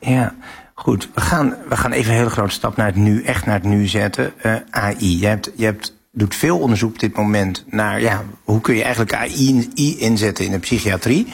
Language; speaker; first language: Dutch; native; Dutch